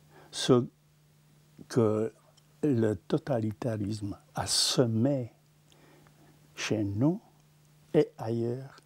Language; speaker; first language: French; non-native, fluent; Czech